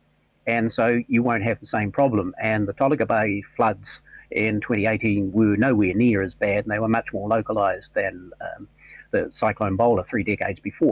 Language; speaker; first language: English; native; English